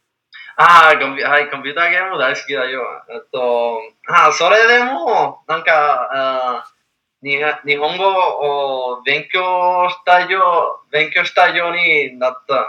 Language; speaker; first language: Japanese; non-native, learner; English